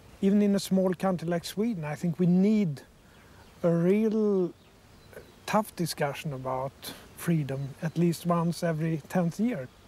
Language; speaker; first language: English; non-native, fluent; Swedish